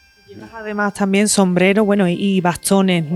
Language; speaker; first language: Spanish; native; Spanish